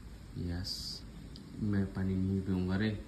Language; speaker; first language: Hindi; native; Hindi